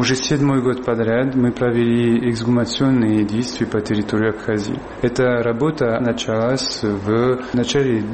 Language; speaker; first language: Russian; non-native, fluent; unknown